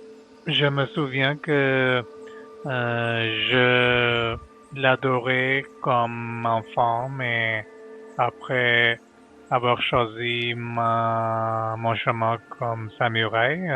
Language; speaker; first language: French; non-native, learner; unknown